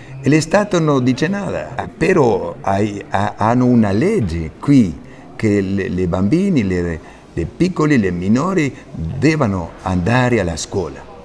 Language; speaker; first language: Italian; non-native, fluent; Spanish